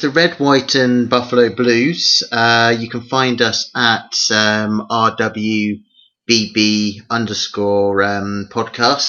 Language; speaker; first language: English; native; English